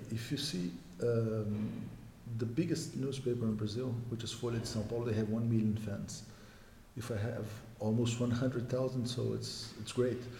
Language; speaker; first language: English; non-native, fluent; Portuguese